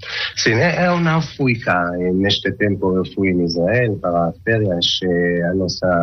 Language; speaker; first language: Portuguese; non-native, learner; Hebrew